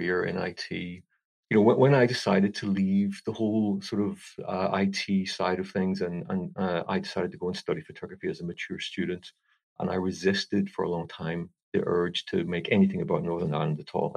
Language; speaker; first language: English; native; English